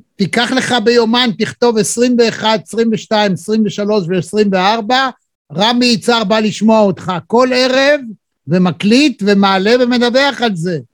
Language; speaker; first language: Hebrew; native; Hebrew